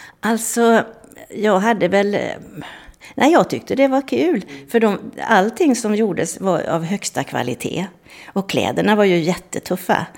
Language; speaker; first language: Swedish; native; Swedish